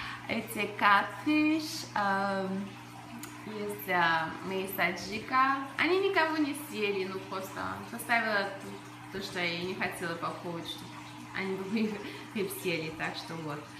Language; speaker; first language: Russian; early bilingual, other home language; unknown